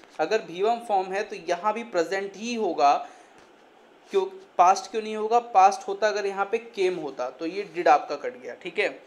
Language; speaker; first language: Hindi; native; Hindi